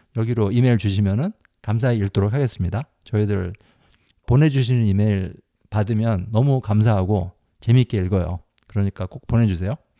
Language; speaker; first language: Korean; native; Korean